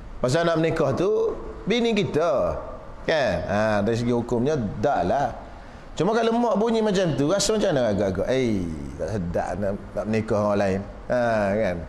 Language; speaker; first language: Malay; native; Malay